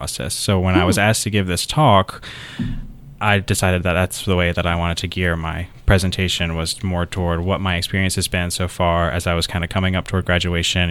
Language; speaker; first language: English; native; English